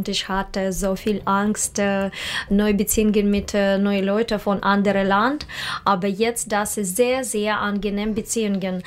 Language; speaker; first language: German; non-native, learner; Russian